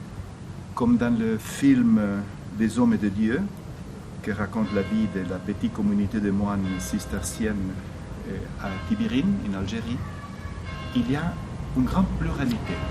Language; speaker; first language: French; non-native, fluent; Spanish